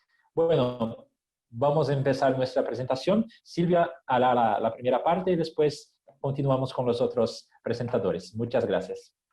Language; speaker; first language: Spanish; non-native, fluent; Portuguese